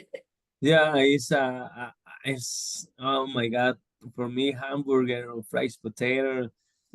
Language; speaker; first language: English; non-native, learner; Spanish